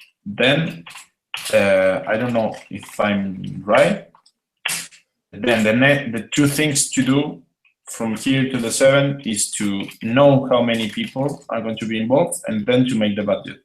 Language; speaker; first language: English; non-native, fluent; Spanish